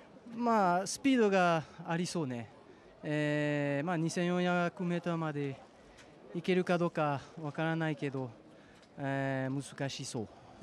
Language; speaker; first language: Japanese; non-native, fluent; French